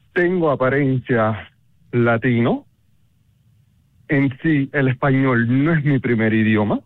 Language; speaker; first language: Spanish; non-native, fluent; Papiamento